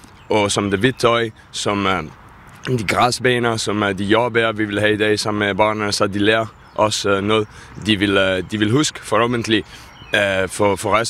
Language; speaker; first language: Danish; non-native, fluent; Italian